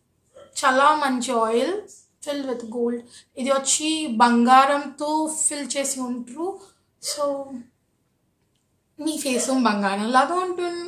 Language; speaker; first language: Telugu; native; Telugu